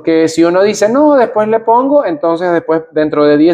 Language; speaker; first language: Spanish; native; Spanish